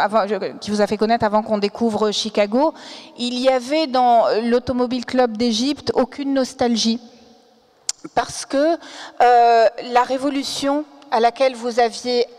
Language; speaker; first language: French; native; French